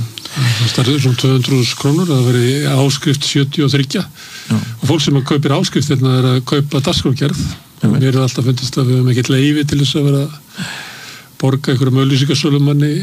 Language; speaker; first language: Icelandic; native; Icelandic